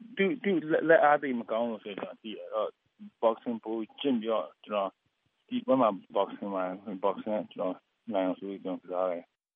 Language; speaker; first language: Burmese; non-native, local second language; Kachin